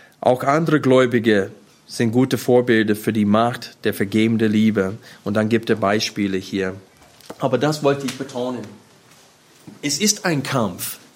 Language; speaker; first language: German; non-native, fluent; English